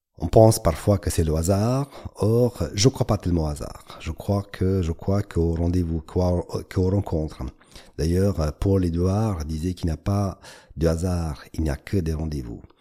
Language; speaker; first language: French; non-native, fluent; Romanian